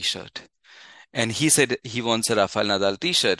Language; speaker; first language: English; non-native, local second language; Gujarati